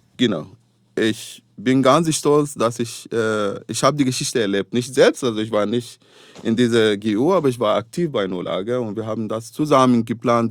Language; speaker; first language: German; non-native, fluent; Arabic